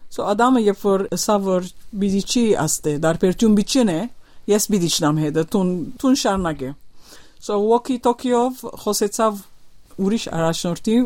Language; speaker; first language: Armenian; early bilingual, heritage; Armenian